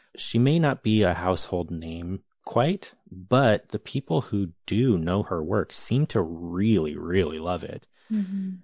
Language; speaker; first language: English; native; English